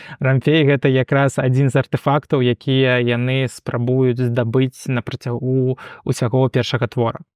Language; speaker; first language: Belarusian; non-native, local second language; Russian